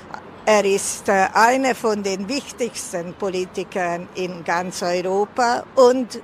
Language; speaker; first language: German; non-native, fluent; Hungarian